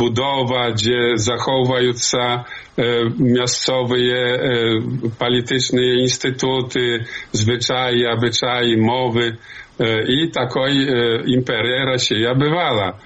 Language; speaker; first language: Polish; non-native, learner; Belarusian